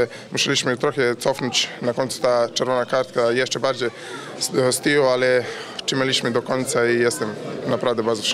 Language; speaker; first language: Polish; non-native, fluent; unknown